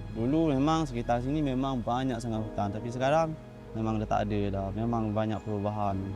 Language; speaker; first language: Malay; non-native, local second language; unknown